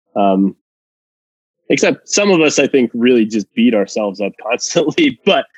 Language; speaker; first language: English; non-native, fluent; Spanish